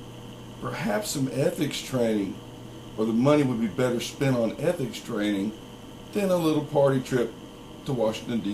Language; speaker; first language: English; native; English